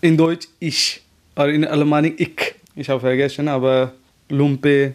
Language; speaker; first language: German; non-native, learner; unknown